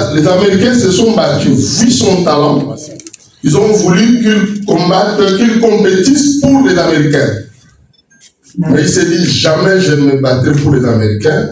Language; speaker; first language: French; non-native, local second language; Lingala